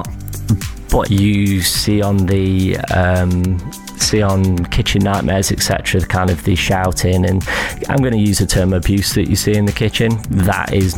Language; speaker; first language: English; native; English